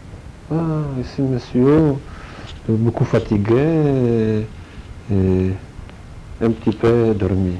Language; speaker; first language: French; non-native, learner; Polish